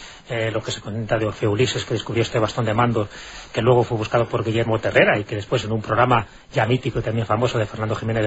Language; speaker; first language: Spanish; native; Spanish